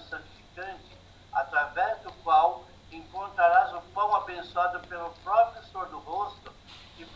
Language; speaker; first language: Portuguese; native; Portuguese